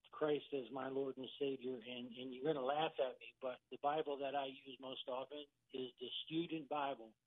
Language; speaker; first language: English; native; English